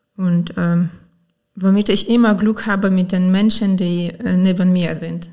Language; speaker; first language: German; non-native, fluent; Ukrainian